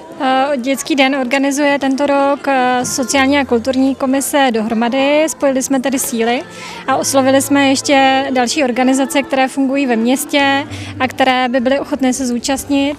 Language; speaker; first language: Czech; native; Czech